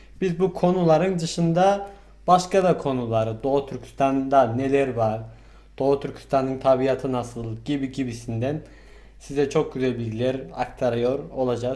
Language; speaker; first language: Turkish; non-native, fluent; Mongolian